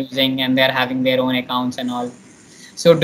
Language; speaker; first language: English; non-native, local second language; Hindi